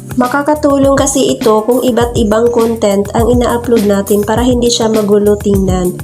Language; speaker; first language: Filipino; non-native, local second language; Cebuano